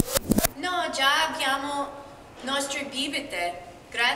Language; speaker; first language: Italian; non-native, learner; English